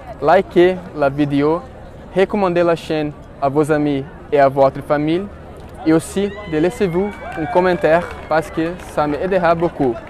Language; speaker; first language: French; non-native, fluent; Portuguese